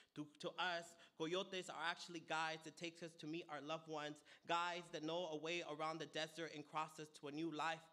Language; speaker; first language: English; early bilingual, other home language; Spanish